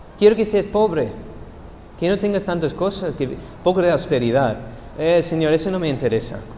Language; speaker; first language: Spanish; non-native, fluent; English